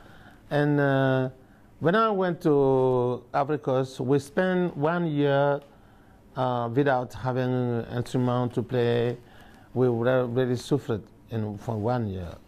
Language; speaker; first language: English; non-native, learner; Bambara